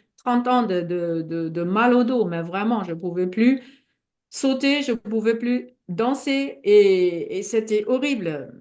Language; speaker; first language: French; non-native, fluent; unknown